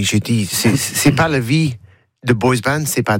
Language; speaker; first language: French; non-native, learner; English